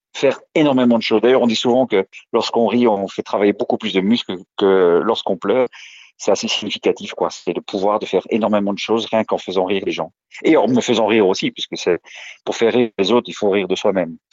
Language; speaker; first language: French; native; French